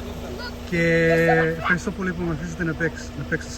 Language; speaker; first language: Greek; early bilingual, heritage; Greek